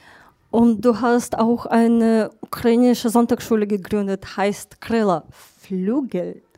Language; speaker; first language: German; non-native, fluent; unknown